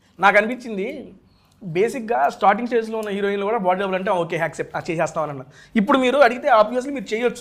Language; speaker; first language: Telugu; native; Telugu